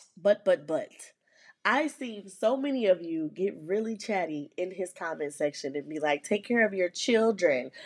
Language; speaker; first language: English; native; English